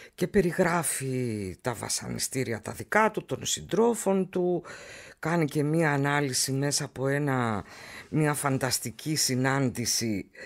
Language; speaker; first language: Greek; native; Greek